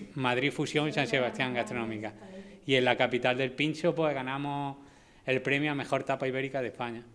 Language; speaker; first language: Spanish; native; Spanish